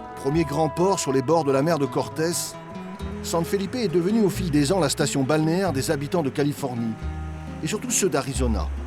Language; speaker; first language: French; native; French